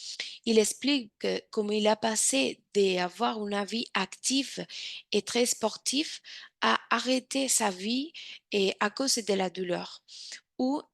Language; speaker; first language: French; non-native, fluent; Spanish